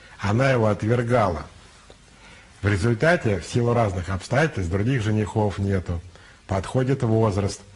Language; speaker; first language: Russian; native; Russian